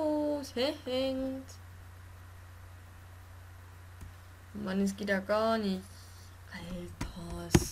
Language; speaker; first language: German; native; German